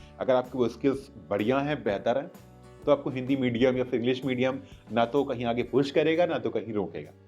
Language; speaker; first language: Hindi; native; Hindi